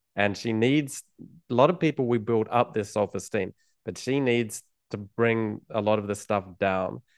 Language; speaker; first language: English; native; English